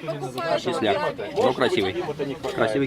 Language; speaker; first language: Russian; native; Russian